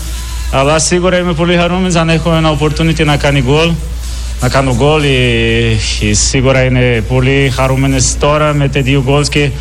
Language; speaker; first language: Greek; non-native, learner; Portuguese